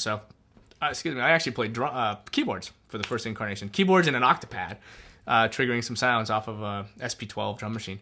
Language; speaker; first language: English; native; English